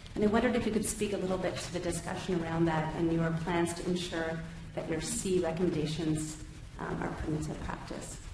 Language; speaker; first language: English; native; English